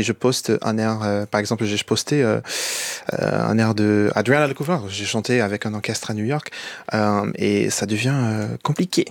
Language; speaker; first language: French; non-native, fluent; English